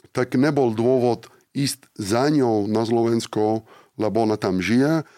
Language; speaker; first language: Slovak; non-native, fluent; Italian